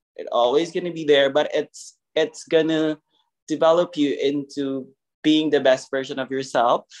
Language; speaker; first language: English; non-native, local second language; Filipino